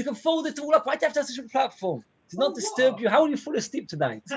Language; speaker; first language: English; native; English